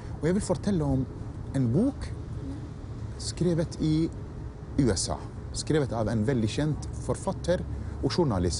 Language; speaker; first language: Norwegian; non-native, fluent; Arabic